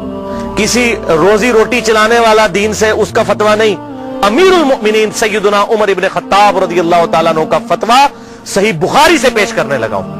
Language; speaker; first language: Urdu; non-native, local second language; Punjabi